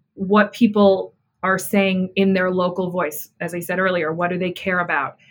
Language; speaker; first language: English; native; English